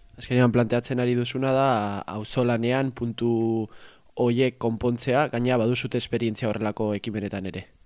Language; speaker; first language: Basque; native; Basque